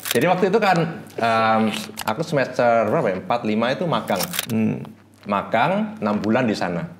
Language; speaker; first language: Indonesian; native; Indonesian